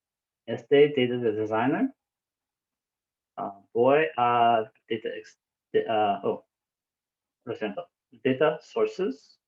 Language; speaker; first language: Spanish; non-native, learner; English